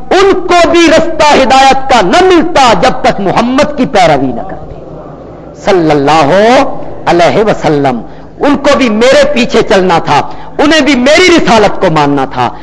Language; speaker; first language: Urdu; non-native, local second language; Punjabi